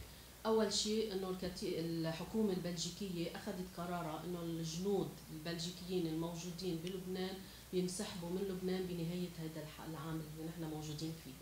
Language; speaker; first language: Arabic; native; Arabic